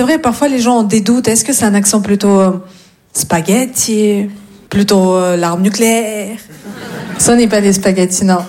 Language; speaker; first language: French; non-native, fluent; Russian